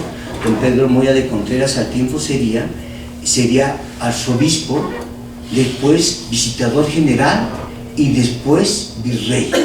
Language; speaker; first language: Spanish; native; Spanish